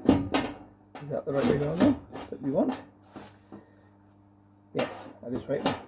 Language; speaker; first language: English; native; English